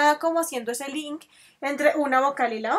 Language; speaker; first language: Spanish; native; Spanish